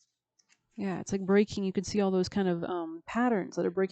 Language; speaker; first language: English; native; English